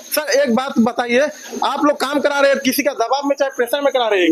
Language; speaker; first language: Hindi; non-native, local second language; Assamese